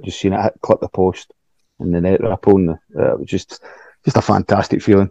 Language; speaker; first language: English; native; English